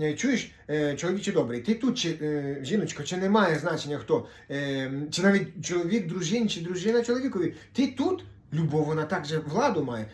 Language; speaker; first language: Ukrainian; non-native, local second language; Russian